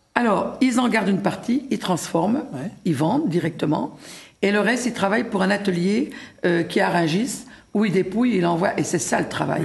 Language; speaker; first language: French; native; French